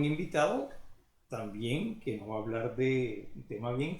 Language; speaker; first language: Spanish; native; Spanish